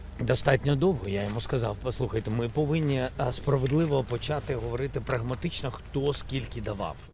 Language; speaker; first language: Ukrainian; non-native, local second language; Russian